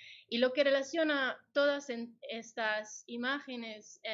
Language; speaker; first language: Spanish; non-native, fluent; Italian